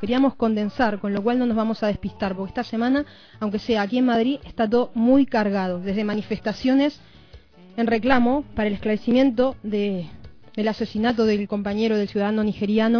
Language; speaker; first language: Spanish; native; Spanish